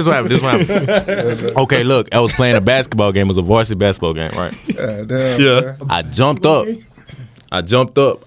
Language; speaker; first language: English; native; English